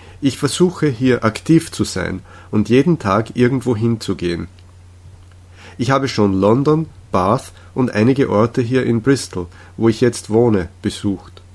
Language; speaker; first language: German; non-native, fluent; Czech